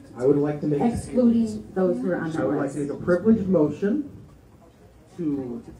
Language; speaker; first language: English; native; English